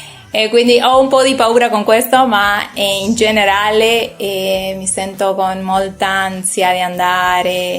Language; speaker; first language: Italian; non-native, learner; Spanish